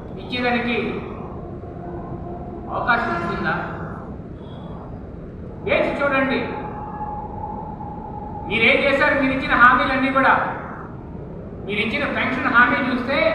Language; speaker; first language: Telugu; native; Telugu